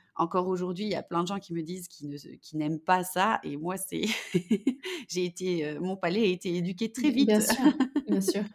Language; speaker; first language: French; native; French